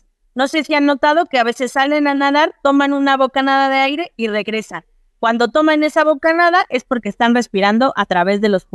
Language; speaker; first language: Spanish; native; Spanish